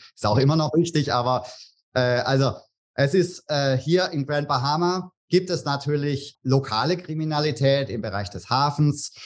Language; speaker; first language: German; native; German